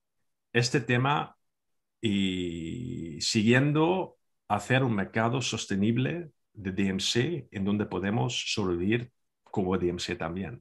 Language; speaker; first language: Spanish; non-native, fluent; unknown